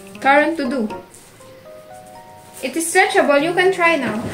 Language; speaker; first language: English; non-native, local second language; Filipino